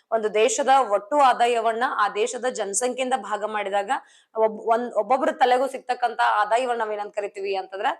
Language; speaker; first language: Kannada; native; Kannada